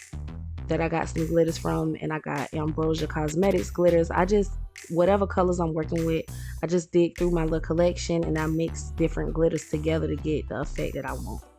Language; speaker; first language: English; native; English